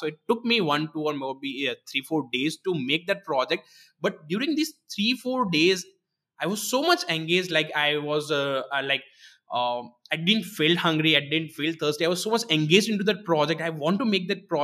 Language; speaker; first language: English; non-native, local second language; Gujarati